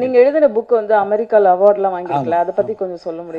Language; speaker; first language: Tamil; native; Tamil